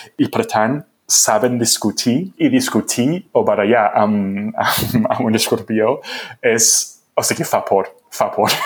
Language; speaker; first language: Catalan; non-native, fluent; English